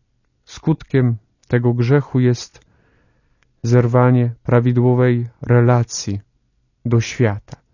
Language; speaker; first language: Polish; native; Polish